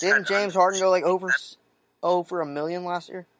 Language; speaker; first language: English; native; English